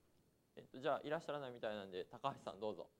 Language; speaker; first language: Japanese; native; Japanese